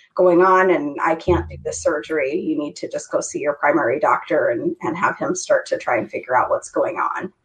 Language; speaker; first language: English; native; English